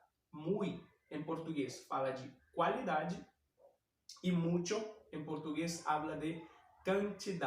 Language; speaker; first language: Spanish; non-native, fluent; Portuguese